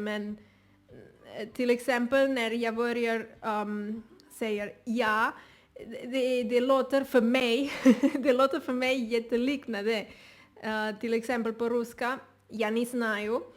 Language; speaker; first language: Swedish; non-native, learner; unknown